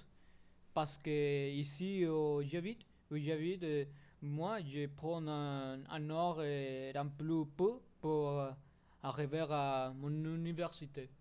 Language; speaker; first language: French; non-native, learner; Spanish